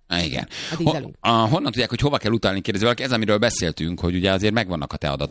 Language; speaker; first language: Hungarian; native; Hungarian